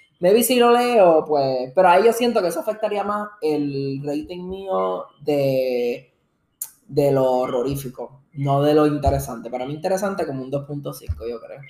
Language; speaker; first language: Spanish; early bilingual, heritage; Spanish